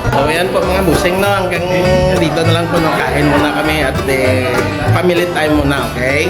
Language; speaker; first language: Filipino; non-native, local second language; Hiligaynon